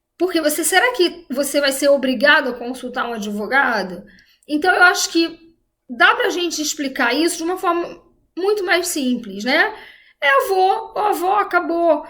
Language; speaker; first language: Portuguese; native; Portuguese